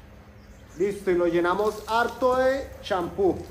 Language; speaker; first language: Spanish; native; Spanish